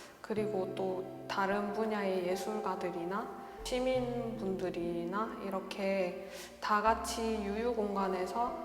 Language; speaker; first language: Korean; native; Korean